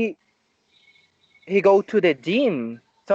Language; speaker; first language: English; non-native, learner; Spanish